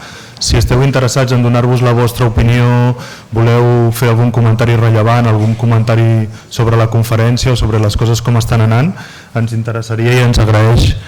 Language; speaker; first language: Catalan; native; Catalan